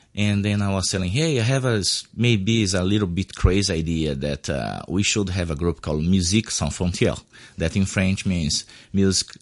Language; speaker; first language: English; non-native, fluent; Portuguese